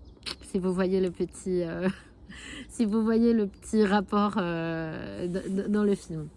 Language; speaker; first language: French; native; French